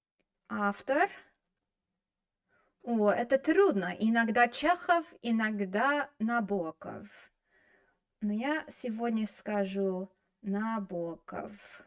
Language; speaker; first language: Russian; non-native, fluent; English